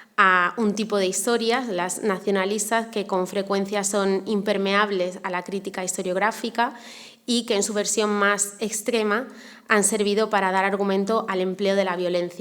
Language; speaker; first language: Spanish; native; Spanish